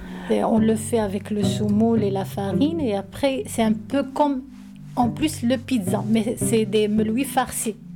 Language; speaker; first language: French; non-native, learner; Arabic